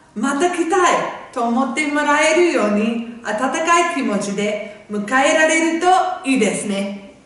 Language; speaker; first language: Japanese; non-native, fluent; English